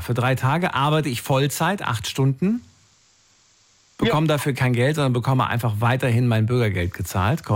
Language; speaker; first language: German; native; German